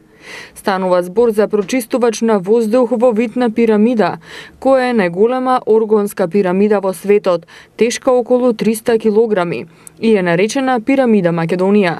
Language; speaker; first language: Macedonian; native; Macedonian